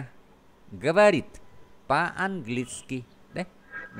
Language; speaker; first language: Russian; non-native, fluent; Vietnamese